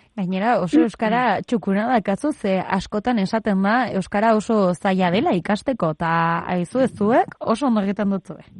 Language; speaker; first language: Basque; native; Basque